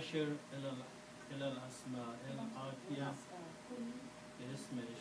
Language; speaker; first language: Arabic; non-native, learner; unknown